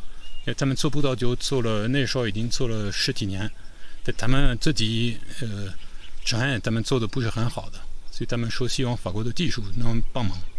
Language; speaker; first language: Chinese; non-native, fluent; French